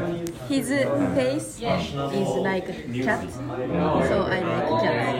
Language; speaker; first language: English; non-native, learner; Japanese